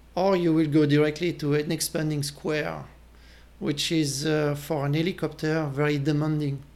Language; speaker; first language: English; non-native, fluent; French